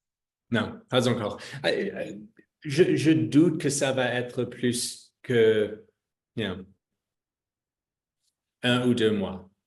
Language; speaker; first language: French; non-native, fluent; English